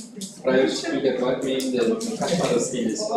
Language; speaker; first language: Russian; non-native, local second language; Kyrgyz